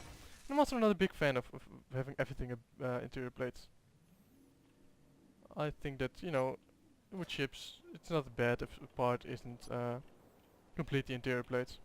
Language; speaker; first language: English; non-native, fluent; Dutch